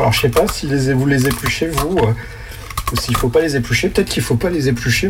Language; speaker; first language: French; native; French